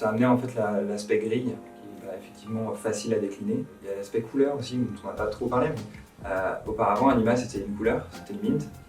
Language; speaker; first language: French; native; French